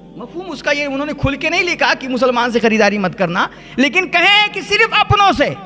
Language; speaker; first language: Urdu; native; Urdu